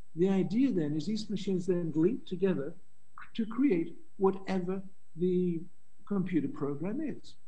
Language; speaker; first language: English; native; English